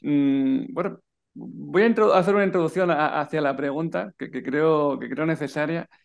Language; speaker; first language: Spanish; native; Spanish